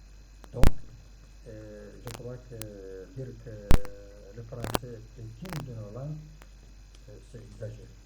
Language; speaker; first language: French; non-native, local second language; Arabic